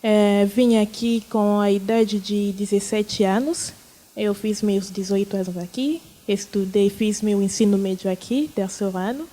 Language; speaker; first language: Portuguese; non-native, fluent; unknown